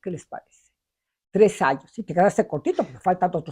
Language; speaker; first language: Spanish; native; Spanish